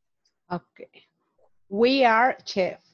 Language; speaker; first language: English; non-native, learner; Spanish